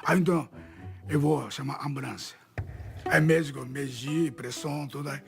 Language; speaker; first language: Portuguese; non-native, learner; Japanese